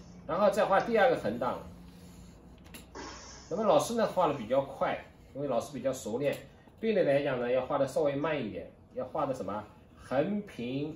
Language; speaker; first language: Chinese; native; Chinese